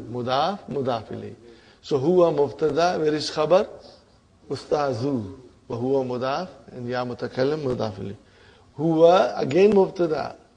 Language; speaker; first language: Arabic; non-native, fluent; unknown